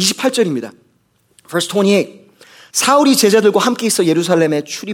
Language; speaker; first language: Korean; native; Korean